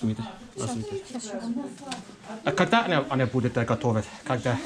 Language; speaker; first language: Russian; non-native, learner; English